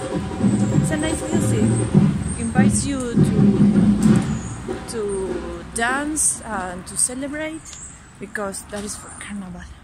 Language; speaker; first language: English; non-native, fluent; Spanish